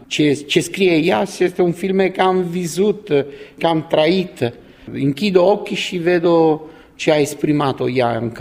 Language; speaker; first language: Romanian; non-native, learner; Italian